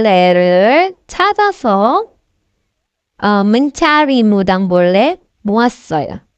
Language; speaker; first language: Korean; non-native, fluent; Indonesian